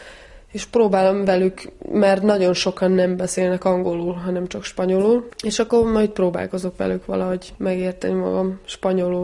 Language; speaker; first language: Hungarian; early bilingual, heritage; Hungarian